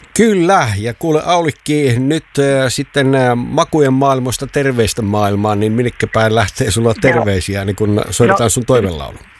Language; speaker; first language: Finnish; native; Finnish